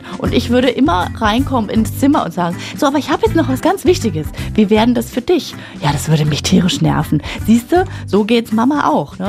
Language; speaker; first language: German; native; German